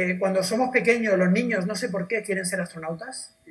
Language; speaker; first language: Spanish; native; Spanish